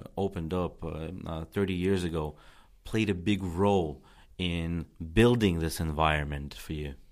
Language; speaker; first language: English; non-native, fluent; Tajik